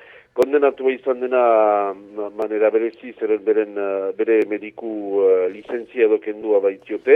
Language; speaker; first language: Basque; native; Basque